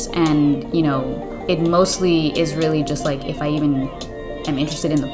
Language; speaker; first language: English; early bilingual, other home language; Spanish